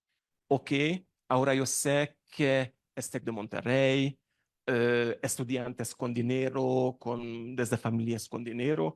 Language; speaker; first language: Spanish; non-native, learner; Hungarian